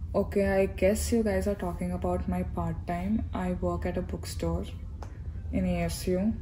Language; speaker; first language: English; non-native, local second language; Telugu